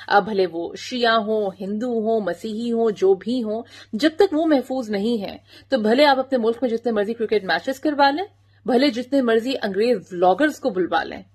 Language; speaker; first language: Urdu; native; Urdu